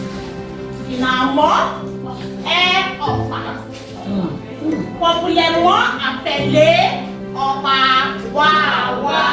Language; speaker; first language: French; non-native, learner; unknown